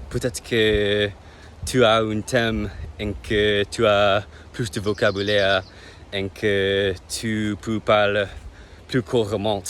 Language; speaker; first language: French; non-native, learner; English